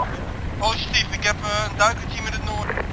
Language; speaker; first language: Dutch; native; Dutch